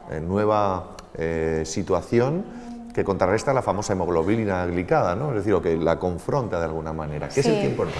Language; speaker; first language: Spanish; native; Spanish